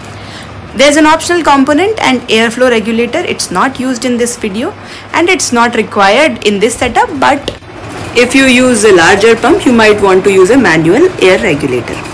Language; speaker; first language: English; non-native, local second language; Hindi